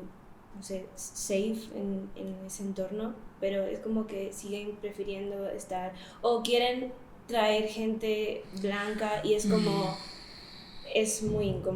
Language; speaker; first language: Spanish; early bilingual, other home language; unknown